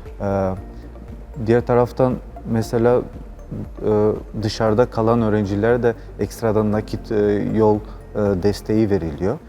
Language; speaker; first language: Turkish; non-native, fluent; Albanian